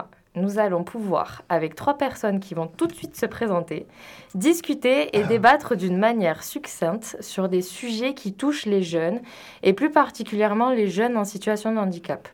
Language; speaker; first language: French; native; French